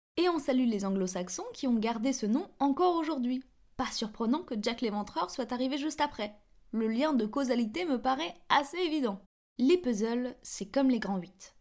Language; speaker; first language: French; native; French